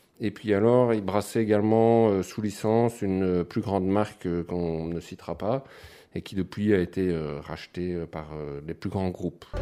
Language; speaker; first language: French; native; French